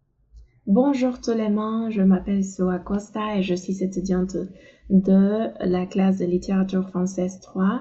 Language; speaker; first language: French; non-native, fluent; Spanish